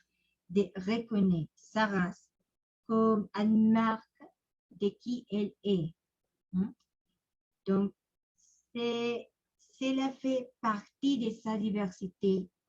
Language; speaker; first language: French; non-native, learner; Spanish